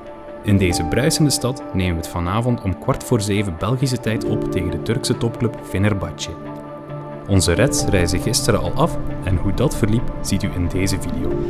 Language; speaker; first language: Dutch; native; Dutch